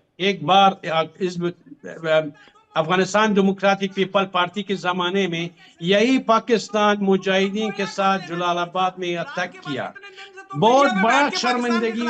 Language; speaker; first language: Hindi; non-native, fluent; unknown